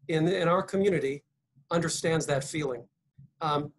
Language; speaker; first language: English; native; English